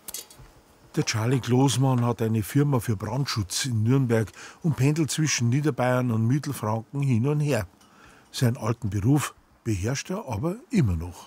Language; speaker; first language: German; native; German